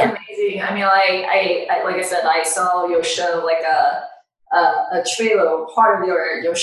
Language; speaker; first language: English; non-native, fluent; Chinese